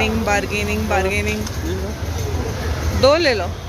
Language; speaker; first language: Hindi; non-native, local second language; Malayalam